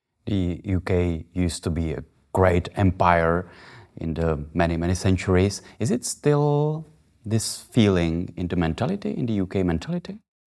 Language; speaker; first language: English; non-native, fluent; Czech